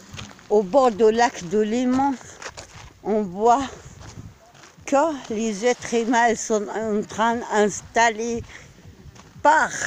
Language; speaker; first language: French; non-native, learner; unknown